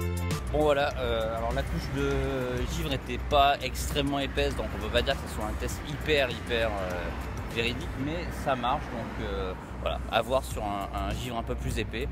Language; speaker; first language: French; native; French